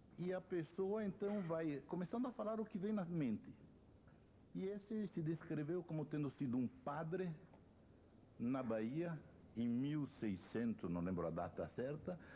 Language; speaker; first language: Portuguese; non-native, fluent; Italian